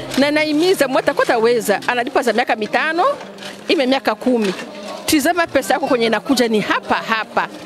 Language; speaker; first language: Swahili; non-native, local second language; Rundi